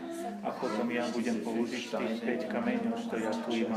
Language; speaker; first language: Slovak; non-native, learner; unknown